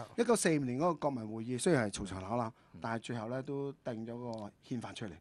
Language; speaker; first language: Cantonese; native; Cantonese